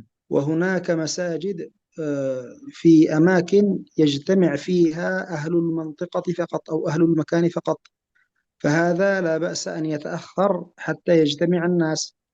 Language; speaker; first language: Arabic; native; Arabic